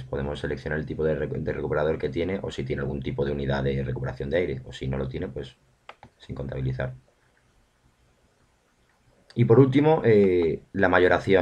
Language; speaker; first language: Spanish; native; Spanish